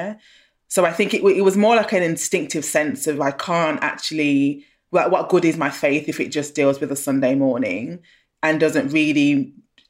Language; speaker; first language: English; native; English